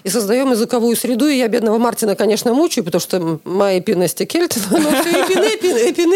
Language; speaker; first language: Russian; native; Russian